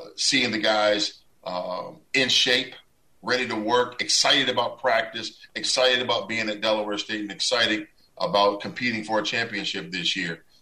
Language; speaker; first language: English; native; English